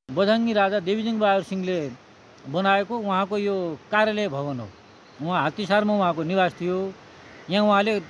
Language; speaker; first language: Nepali; native; Nepali